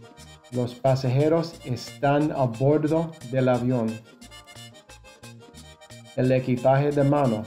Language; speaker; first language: Spanish; non-native, fluent; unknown